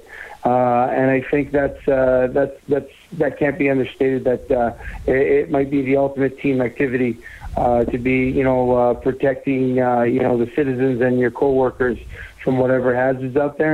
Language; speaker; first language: English; native; English